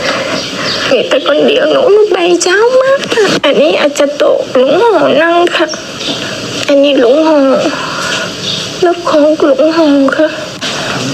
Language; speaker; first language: Thai; non-native, learner; Vietnamese